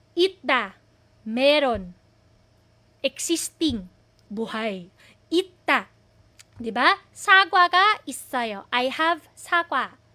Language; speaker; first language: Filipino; native; Filipino